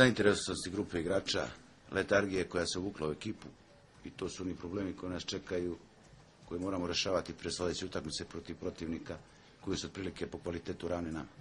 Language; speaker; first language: Bosnian; native; Bosnian